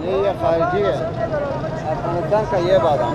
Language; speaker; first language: Hindi; non-native, learner; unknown